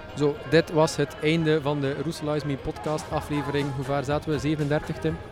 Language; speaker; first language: Dutch; native; Dutch